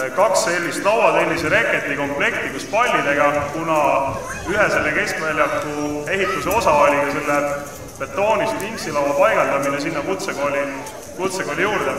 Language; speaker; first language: Estonian; native; Estonian